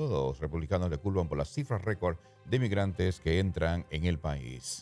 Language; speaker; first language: Spanish; native; Spanish